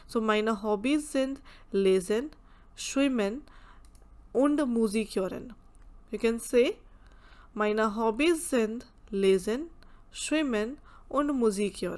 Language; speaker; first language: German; non-native, fluent; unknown